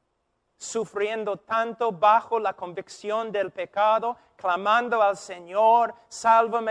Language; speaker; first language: Spanish; non-native, fluent; English